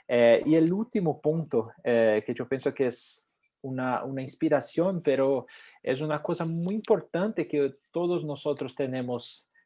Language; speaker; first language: Spanish; non-native, fluent; Portuguese